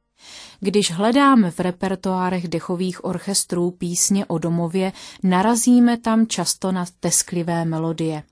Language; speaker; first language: Czech; native; Czech